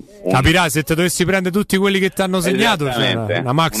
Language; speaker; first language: Italian; native; Italian